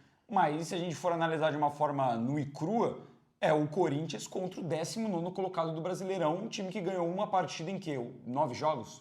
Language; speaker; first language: Portuguese; native; Portuguese